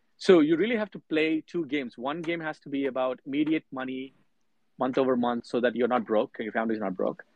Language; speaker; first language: English; non-native, local second language; Telugu